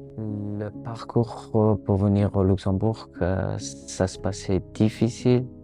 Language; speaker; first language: French; non-native, learner; Persian